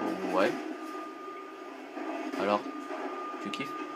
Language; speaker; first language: French; native; French